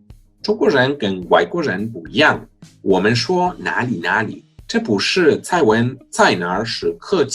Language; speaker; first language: Chinese; non-native, fluent; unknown